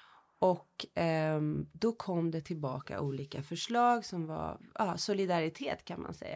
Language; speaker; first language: Swedish; early bilingual, heritage; Swedish